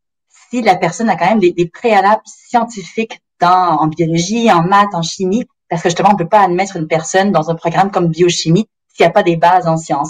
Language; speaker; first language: French; native; French